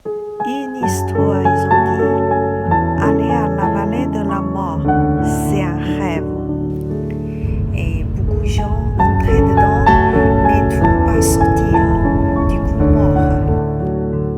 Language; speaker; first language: French; non-native, learner; Chinese